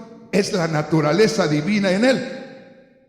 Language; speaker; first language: Spanish; native; Spanish